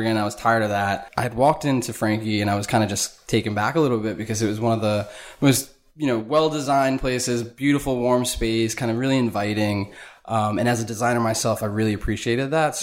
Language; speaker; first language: English; native; English